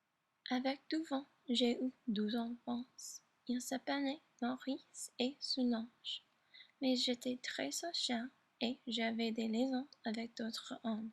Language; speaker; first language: French; non-native, learner; English